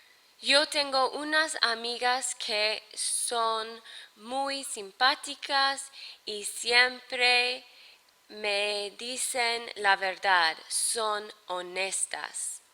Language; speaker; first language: Spanish; non-native, fluent; English